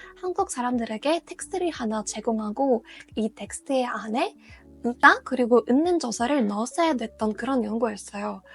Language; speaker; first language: Korean; non-native, fluent; Russian